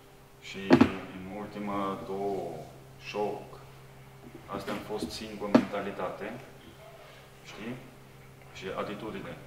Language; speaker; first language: Romanian; non-native, learner; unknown